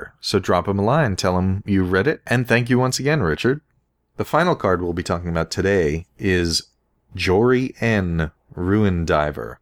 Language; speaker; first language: English; native; English